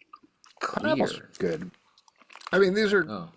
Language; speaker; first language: English; native; English